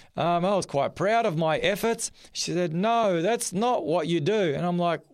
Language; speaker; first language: English; early bilingual, other home language; Macedonian